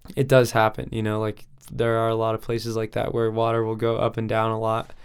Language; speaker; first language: English; native; English